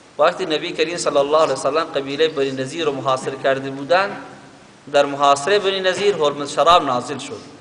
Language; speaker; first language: Persian; non-native, local second language; Baluchi